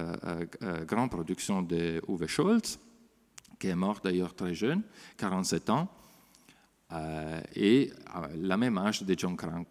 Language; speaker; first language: French; non-native, fluent; Italian